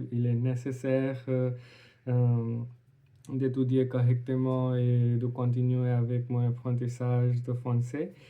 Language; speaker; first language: French; non-native, learner; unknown